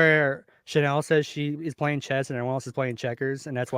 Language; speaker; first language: English; native; English